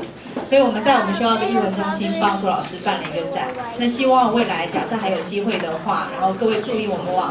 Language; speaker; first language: Chinese; native; Chinese